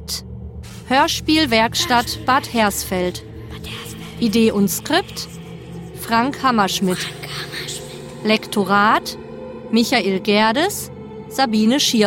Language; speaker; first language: German; native; German